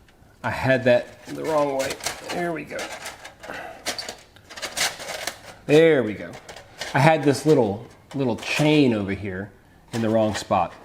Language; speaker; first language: English; native; English